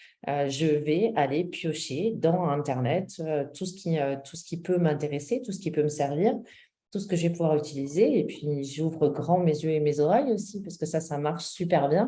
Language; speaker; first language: French; native; French